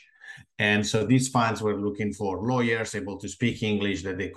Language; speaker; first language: English; non-native, fluent; Italian